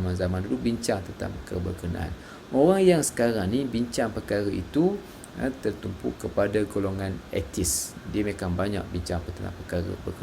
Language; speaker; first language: Malay; native; Malay